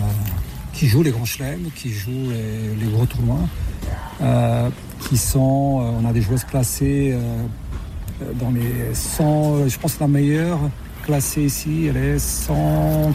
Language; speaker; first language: French; non-native, fluent; Portuguese